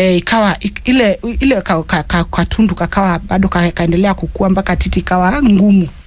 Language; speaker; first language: Swahili; non-native, local second language; Masai